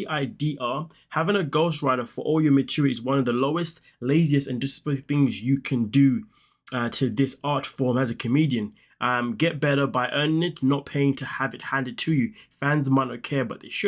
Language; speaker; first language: English; native; English